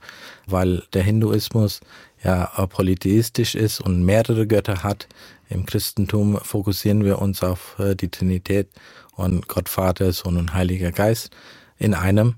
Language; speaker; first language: German; early bilingual, heritage; German